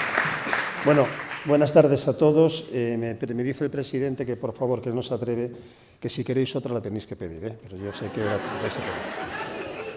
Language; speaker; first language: Spanish; native; Spanish